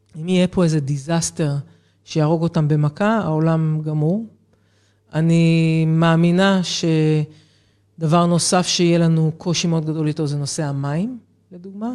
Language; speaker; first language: Hebrew; native; Hebrew